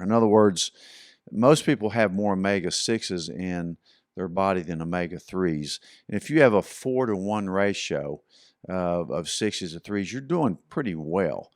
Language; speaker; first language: English; native; English